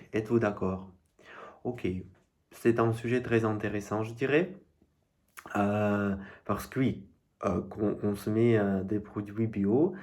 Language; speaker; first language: French; non-native, fluent; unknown